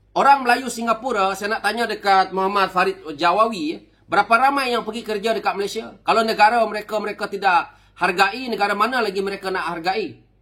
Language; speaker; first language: Malay; native; Malay